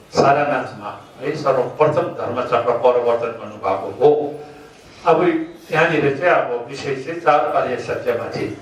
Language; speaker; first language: Nepali; non-native, local second language; Sherpa